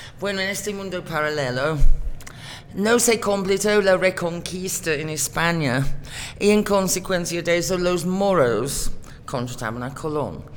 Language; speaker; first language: Spanish; non-native, fluent; English